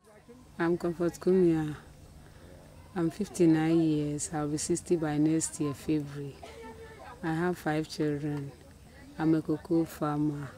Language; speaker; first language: English; non-native, local second language; Akan